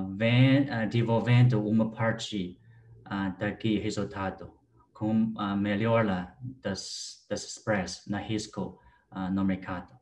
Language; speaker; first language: Portuguese; non-native, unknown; Chinese